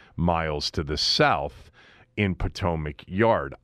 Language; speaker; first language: English; native; English